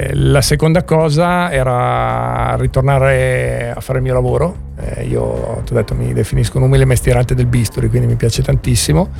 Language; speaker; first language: Italian; native; Italian